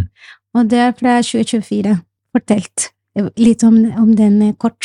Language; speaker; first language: Norwegian; non-native, fluent; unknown